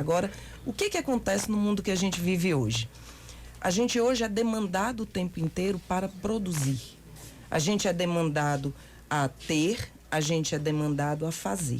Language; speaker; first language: Portuguese; native; Portuguese